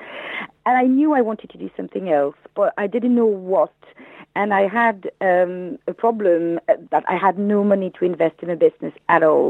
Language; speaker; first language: English; non-native, fluent; French